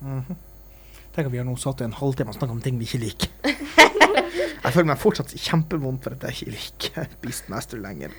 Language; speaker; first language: Norwegian; native; Norwegian